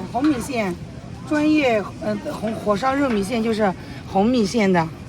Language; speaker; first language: Chinese; native; Chinese